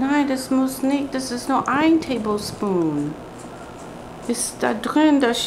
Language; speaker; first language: German; non-native, fluent; English